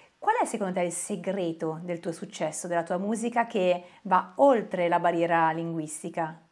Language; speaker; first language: Italian; native; Italian